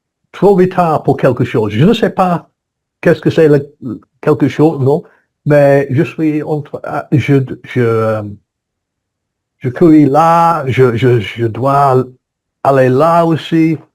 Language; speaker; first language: French; non-native, learner; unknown